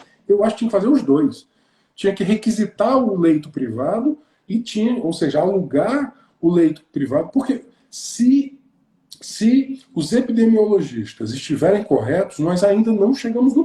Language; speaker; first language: Portuguese; native; Portuguese